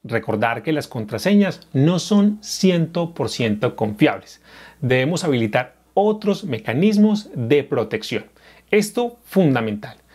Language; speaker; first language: Spanish; native; Spanish